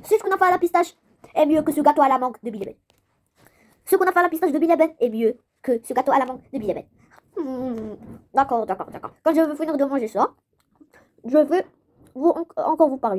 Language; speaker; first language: French; non-native, local second language; Arabic